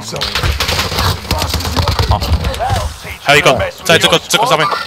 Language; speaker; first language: Chinese; native; Chinese